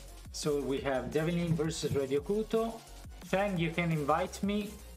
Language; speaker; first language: English; non-native, fluent; Italian